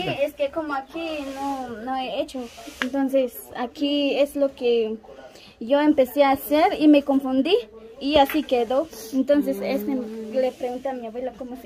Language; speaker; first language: Spanish; non-native, local second language; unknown